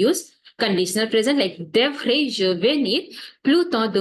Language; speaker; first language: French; non-native, fluent; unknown